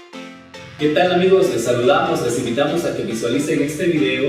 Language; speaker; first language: Spanish; non-native, local second language; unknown